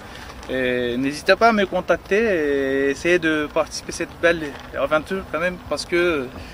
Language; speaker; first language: French; non-native, fluent; Turkish